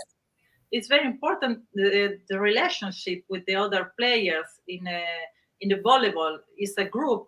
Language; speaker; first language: English; non-native, learner; Spanish